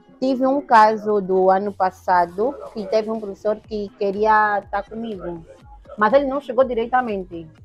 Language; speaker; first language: Portuguese; native; Portuguese